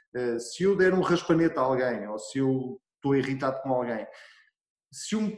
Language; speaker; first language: Portuguese; native; Portuguese